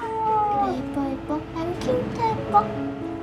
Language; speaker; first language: Korean; native; Korean